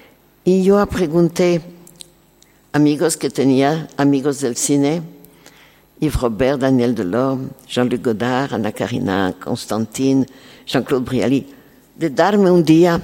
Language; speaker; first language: Spanish; non-native, learner; French